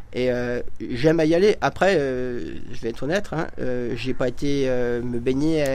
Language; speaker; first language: French; native; French